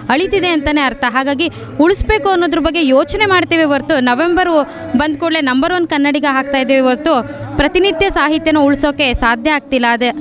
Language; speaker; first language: Kannada; native; Kannada